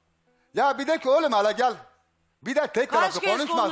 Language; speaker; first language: Turkish; native; Turkish